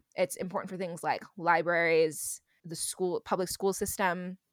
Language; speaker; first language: English; native; English